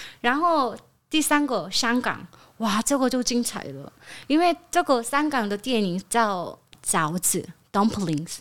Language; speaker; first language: Chinese; non-native, fluent; Korean